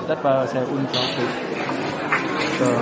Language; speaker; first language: German; non-native, learner; Vietnamese